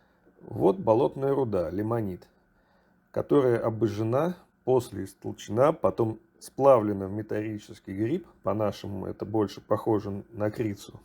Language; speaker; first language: Russian; native; Russian